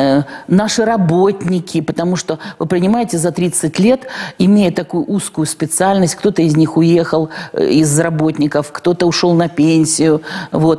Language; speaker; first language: Russian; native; Russian